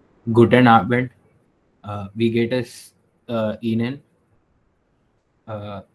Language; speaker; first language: German; non-native, learner; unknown